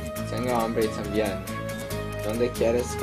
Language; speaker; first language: Spanish; non-native, learner; English